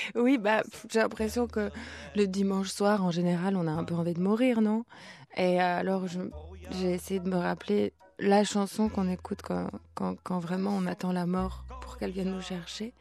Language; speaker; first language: French; early bilingual, other home language; Lithuanian